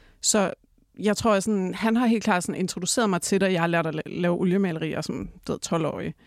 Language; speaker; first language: Danish; native; Danish